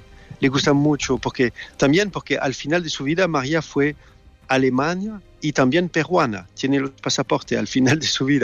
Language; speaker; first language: Spanish; non-native, fluent; French